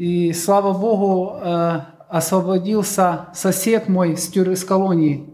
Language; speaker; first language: Polish; non-native, learner; Russian